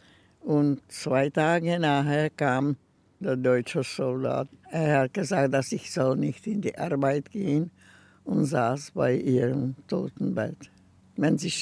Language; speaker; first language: German; non-native, fluent; Czech